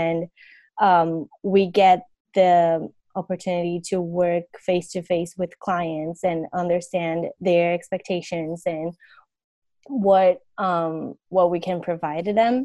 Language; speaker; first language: English; non-native, fluent; Portuguese